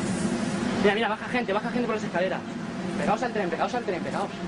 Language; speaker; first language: Spanish; native; Spanish